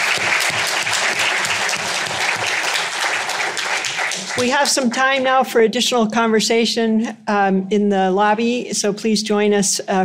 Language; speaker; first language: English; native; English